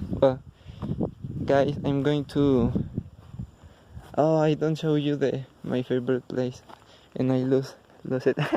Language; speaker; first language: English; non-native, learner; Spanish